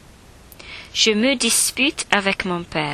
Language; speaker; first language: French; non-native, learner; English